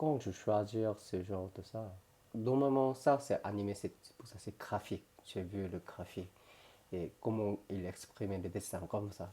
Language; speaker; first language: French; non-native, learner; Korean